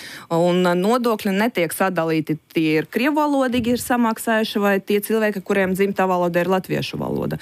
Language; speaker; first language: Latvian; non-native, local second language; Russian